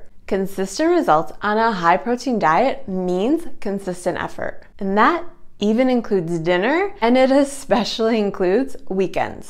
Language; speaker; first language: English; native; English